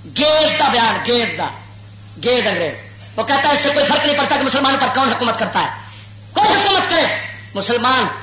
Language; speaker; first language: Urdu; non-native, local second language; Punjabi